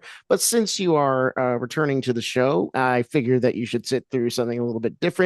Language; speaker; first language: English; native; English